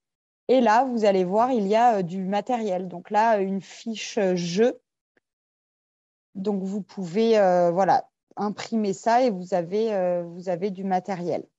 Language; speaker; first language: French; native; French